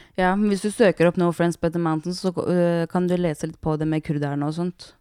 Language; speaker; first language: Norwegian; early bilingual, other home language; Kurdish